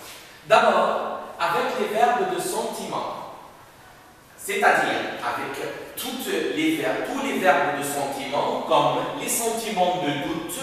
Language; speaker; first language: French; non-native, fluent; Arabic